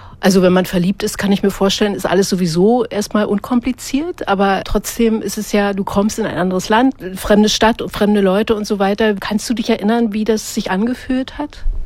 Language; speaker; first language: German; native; German